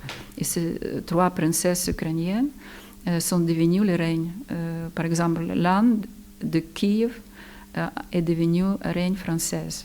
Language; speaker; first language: French; non-native, fluent; Ukrainian